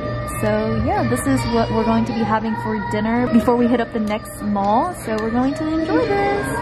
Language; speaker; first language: English; native; English